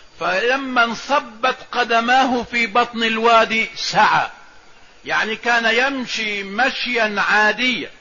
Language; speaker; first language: Arabic; native; Arabic